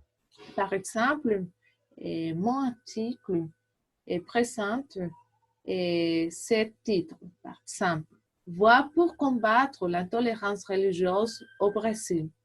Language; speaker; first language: French; non-native, learner; Portuguese